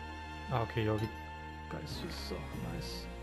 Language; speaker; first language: Korean; non-native, fluent; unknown